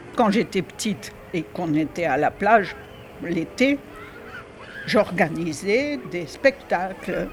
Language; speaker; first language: French; native; French